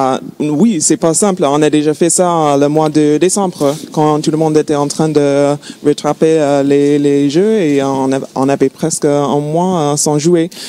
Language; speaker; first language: French; non-native, fluent; English